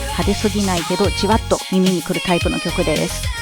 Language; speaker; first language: Japanese; native; Japanese